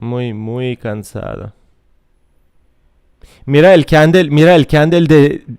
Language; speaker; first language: Spanish; non-native, fluent; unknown